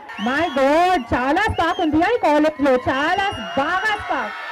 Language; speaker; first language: Telugu; non-native, learner; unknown